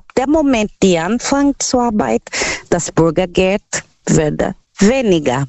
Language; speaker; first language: German; non-native, learner; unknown